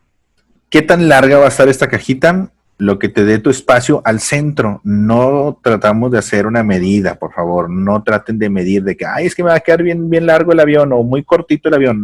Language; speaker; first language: Spanish; native; Spanish